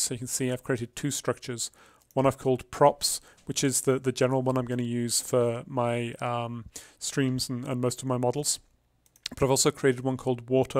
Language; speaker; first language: English; native; English